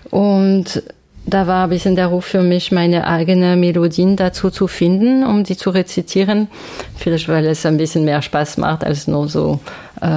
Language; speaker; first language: German; non-native, fluent; French